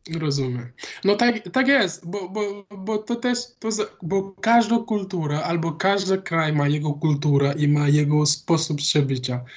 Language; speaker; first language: Polish; non-native, learner; Wolof